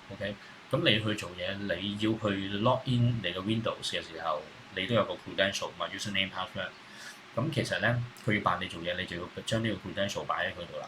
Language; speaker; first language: Cantonese; native; Cantonese